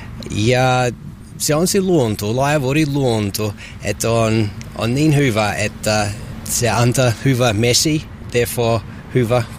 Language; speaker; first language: Finnish; non-native, learner; English